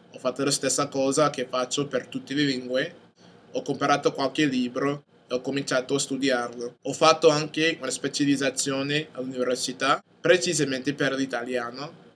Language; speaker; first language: Italian; non-native, fluent; English